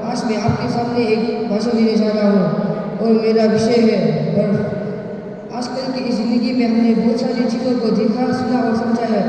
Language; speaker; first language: Hindi; non-native, local second language; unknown